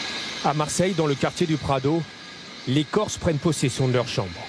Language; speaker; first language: French; native; French